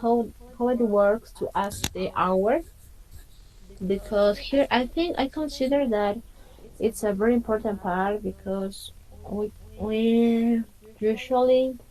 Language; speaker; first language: English; non-native, fluent; Spanish